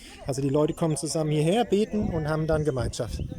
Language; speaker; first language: German; non-native, fluent; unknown